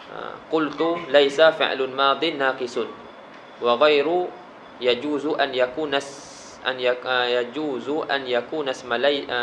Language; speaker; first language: Arabic; non-native, fluent; Malay